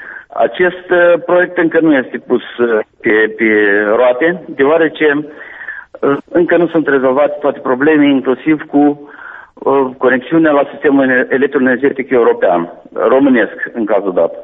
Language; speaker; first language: Romanian; native; Romanian